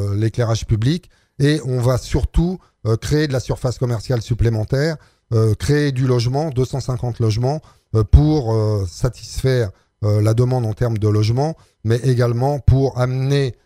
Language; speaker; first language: French; native; French